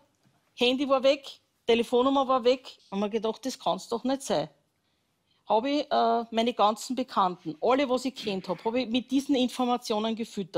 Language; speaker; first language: German; native; German